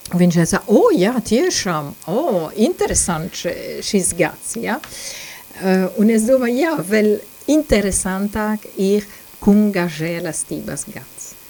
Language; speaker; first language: Latvian; non-native, fluent; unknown